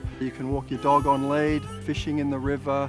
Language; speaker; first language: English; native; English